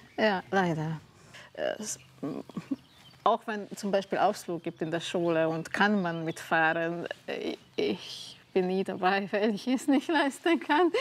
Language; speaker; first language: German; non-native, learner; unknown